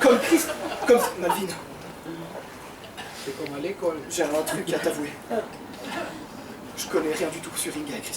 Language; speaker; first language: French; native; French